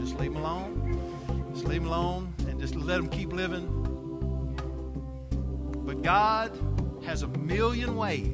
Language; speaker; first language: English; native; English